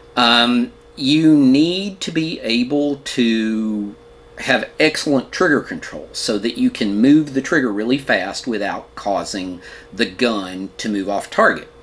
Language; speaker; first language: English; native; English